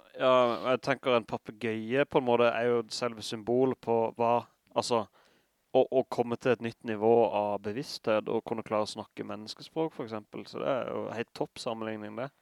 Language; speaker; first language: Norwegian; native; Norwegian